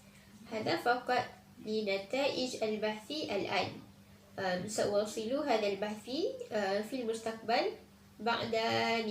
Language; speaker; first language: Arabic; non-native, learner; Malay